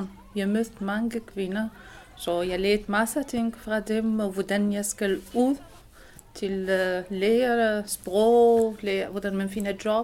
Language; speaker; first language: Danish; non-native, learner; Arabic